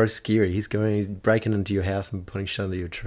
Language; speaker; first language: English; native; English